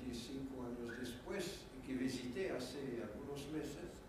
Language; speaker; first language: Spanish; non-native, fluent; French